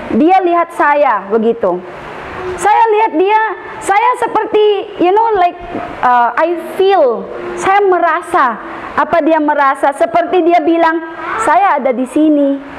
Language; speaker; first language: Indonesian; non-native, learner; Filipino